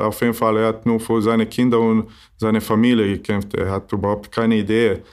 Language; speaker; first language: German; non-native, learner; Bosnian